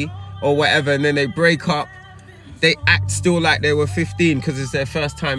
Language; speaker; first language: English; native; English